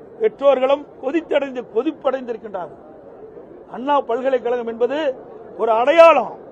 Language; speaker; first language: Tamil; native; Tamil